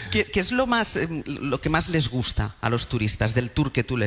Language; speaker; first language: Spanish; native; Spanish